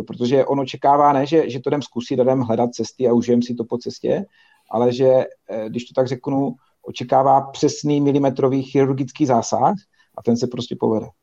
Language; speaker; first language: Czech; native; Czech